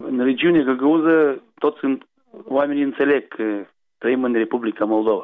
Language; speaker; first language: Romanian; non-native, local second language; Gagauz